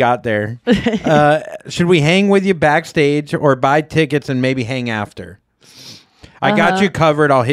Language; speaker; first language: English; native; English